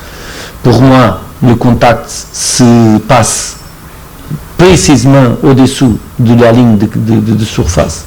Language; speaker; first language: French; non-native, fluent; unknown